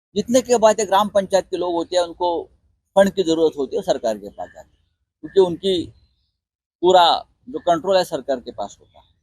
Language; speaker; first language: Hindi; non-native, local second language; Marathi